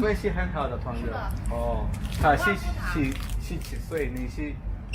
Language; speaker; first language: Chinese; non-native, learner; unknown